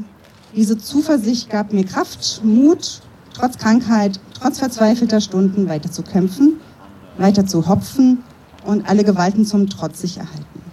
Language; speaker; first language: German; native; German